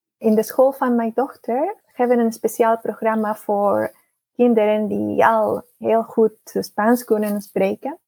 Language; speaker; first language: Dutch; non-native, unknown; Spanish